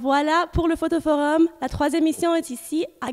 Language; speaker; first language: French; native; French